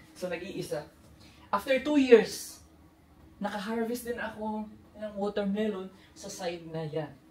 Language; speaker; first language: Filipino; non-native, local second language; Cebuano